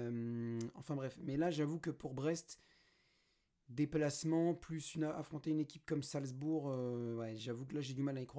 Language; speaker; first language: French; native; French